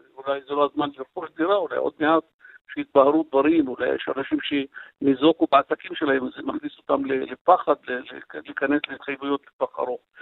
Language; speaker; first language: Hebrew; non-native, local second language; Arabic